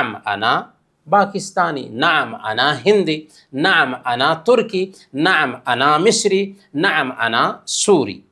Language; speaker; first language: Arabic; non-native, fluent; Urdu